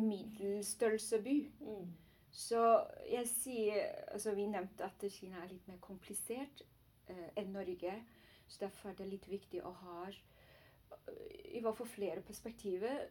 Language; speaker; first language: Norwegian; non-native, learner; Chinese